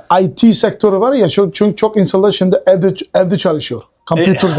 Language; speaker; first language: Turkish; non-native, learner; Uyghur